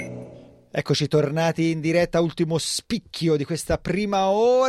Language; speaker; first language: Italian; native; Italian